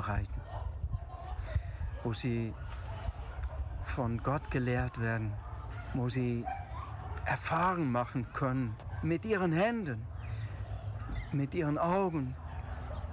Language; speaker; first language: German; native; German